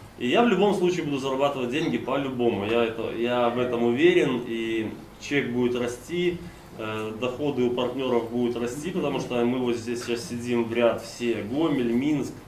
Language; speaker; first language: Russian; native; Russian